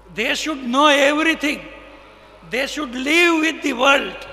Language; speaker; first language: English; non-native, local second language; Gujarati